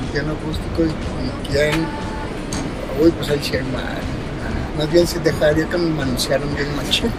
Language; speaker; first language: Spanish; native; Spanish